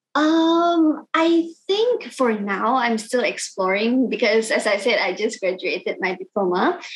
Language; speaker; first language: English; non-native, local second language; Cantonese